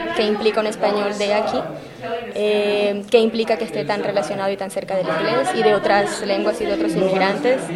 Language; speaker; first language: Spanish; native; Spanish